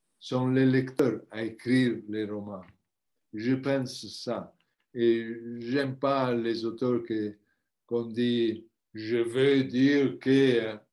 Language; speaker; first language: French; non-native, learner; Italian